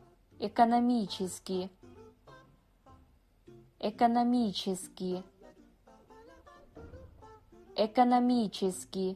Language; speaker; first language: Russian; non-native, fluent; Kazakh